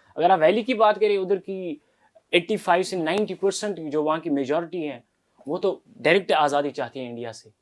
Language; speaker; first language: Urdu; non-native, local second language; Kashmiri